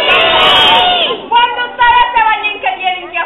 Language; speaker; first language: Spanish; native; Spanish